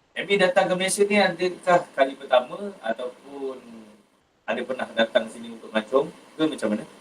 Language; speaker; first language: Malay; native; Malay